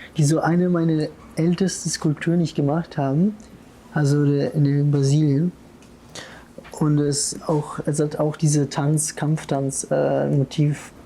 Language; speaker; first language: German; non-native, fluent; Italian